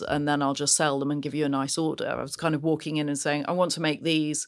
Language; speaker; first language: English; native; English